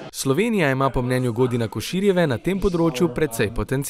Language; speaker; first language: Slovenian; native; Slovenian